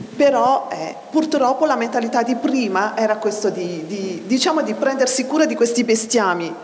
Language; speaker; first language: Italian; non-native, fluent; Malagasy